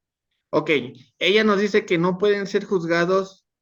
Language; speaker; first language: Spanish; native; Spanish